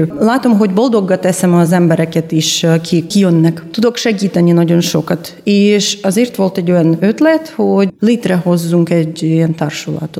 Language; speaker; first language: Hungarian; non-native, fluent; Russian